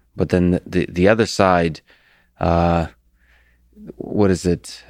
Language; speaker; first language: English; early bilingual, other home language; Russian